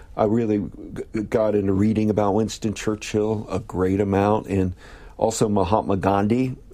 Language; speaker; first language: English; native; English